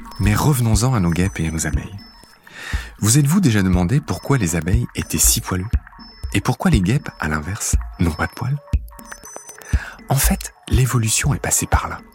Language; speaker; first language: French; native; French